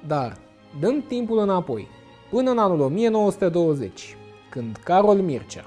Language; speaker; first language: Romanian; native; Romanian